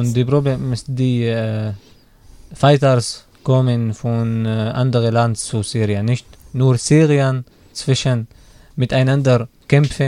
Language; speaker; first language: German; non-native, learner; Arabic